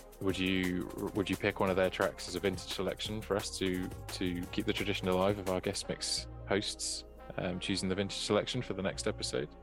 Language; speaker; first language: English; native; English